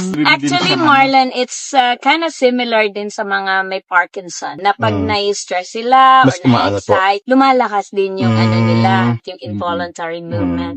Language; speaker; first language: Filipino; native; Filipino